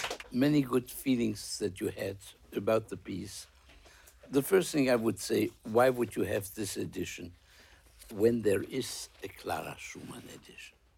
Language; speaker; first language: English; non-native, fluent; German